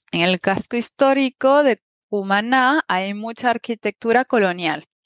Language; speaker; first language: Spanish; native; Spanish